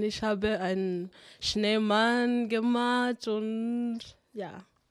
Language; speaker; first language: German; non-native, learner; Kinyarwanda